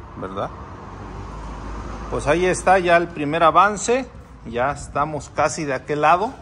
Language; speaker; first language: Spanish; native; Spanish